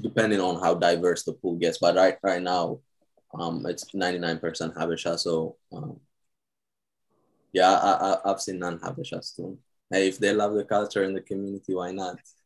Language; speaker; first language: English; non-native, fluent; Tigrinya